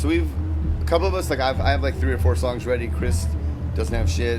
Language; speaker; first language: English; native; English